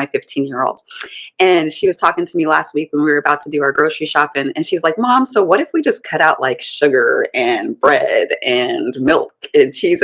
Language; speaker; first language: English; native; English